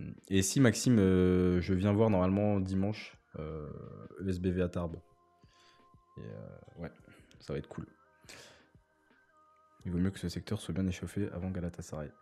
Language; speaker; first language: French; native; French